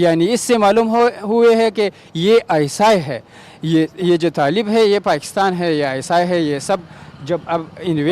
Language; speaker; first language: Hindi; non-native, learner; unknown